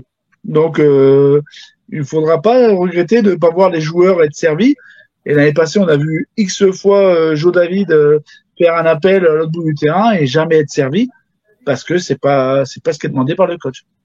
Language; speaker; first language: French; native; French